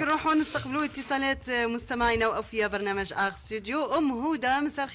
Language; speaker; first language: Arabic; native; Arabic